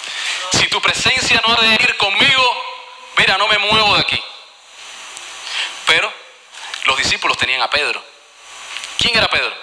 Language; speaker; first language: Spanish; native; Spanish